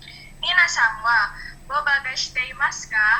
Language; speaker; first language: Japanese; non-native, learner; Indonesian